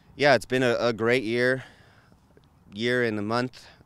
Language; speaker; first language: English; early bilingual, other home language; Spanish